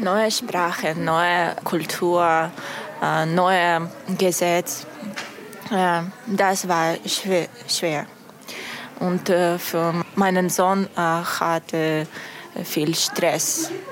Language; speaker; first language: German; non-native, learner; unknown